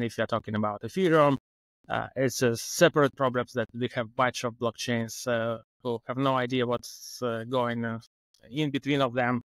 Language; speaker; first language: English; non-native, fluent; Russian